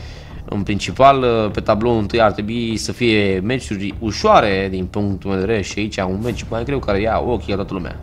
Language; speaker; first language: Romanian; native; Romanian